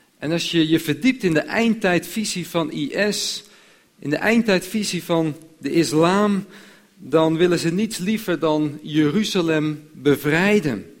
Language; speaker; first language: Dutch; native; Dutch